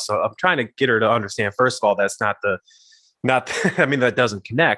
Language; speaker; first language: English; native; English